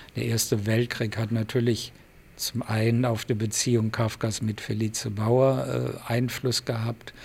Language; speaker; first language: German; native; German